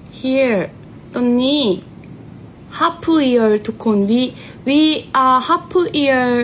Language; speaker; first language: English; non-native, learner; Korean